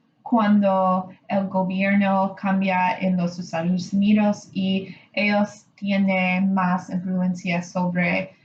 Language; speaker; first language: Spanish; non-native, learner; English